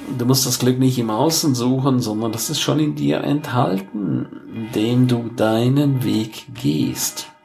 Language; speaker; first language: German; non-native, local second language; Romansh